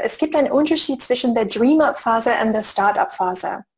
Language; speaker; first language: German; non-native, fluent; English